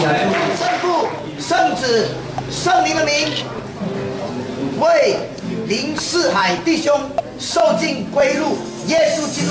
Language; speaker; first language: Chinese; non-native, local second language; Min Nan Chinese